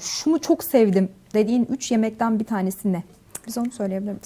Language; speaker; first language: Turkish; native; Turkish